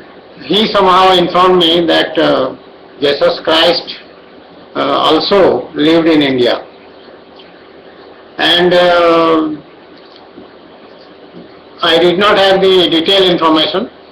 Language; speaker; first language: English; non-native, local second language; Odia